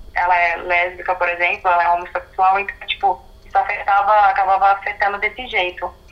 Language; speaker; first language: Portuguese; early bilingual, other home language; Arabic